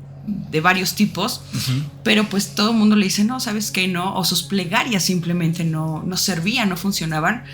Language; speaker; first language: Spanish; native; Spanish